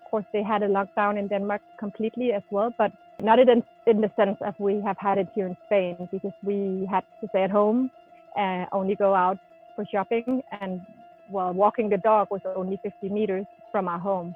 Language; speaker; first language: English; non-native, fluent; Danish